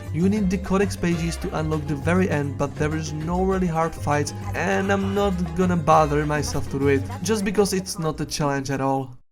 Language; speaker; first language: English; non-native, fluent; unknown